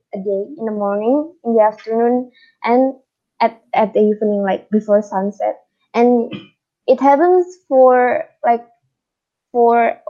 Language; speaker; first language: English; non-native, fluent; Indonesian